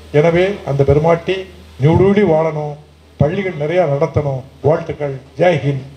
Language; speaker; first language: Tamil; native; Tamil